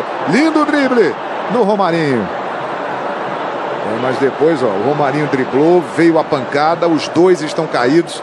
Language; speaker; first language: Portuguese; native; Portuguese